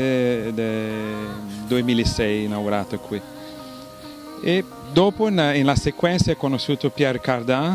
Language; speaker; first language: Italian; non-native, fluent; Portuguese